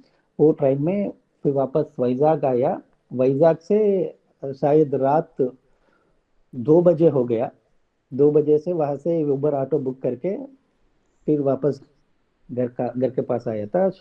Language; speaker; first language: Hindi; non-native, local second language; Telugu